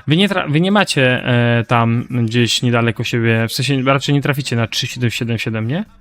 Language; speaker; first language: Polish; native; Polish